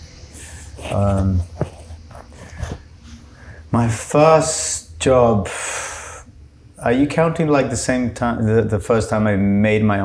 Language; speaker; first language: English; non-native, fluent; Portuguese